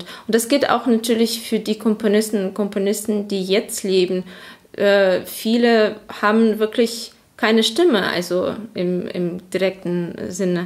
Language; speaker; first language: German; non-native, fluent; Azerbaijani